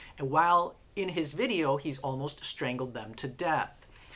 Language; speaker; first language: English; native; English